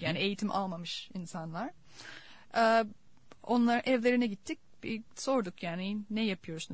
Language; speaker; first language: Turkish; non-native, fluent; English